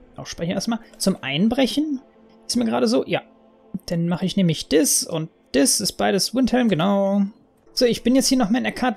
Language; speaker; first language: German; native; German